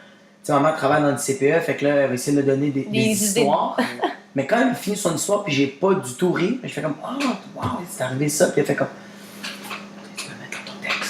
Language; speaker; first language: French; native; French